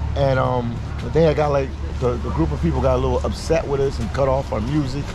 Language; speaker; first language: English; native; English